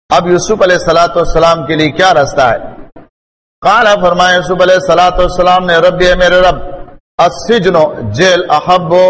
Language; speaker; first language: Urdu; non-native, local second language; Pashto